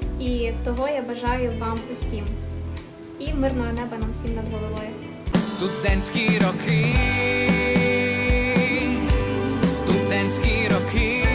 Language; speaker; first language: Ukrainian; native; Ukrainian